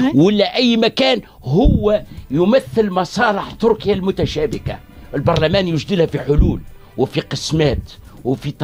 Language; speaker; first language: Arabic; native; Arabic